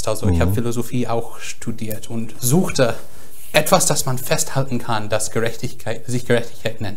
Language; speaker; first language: German; non-native, fluent; English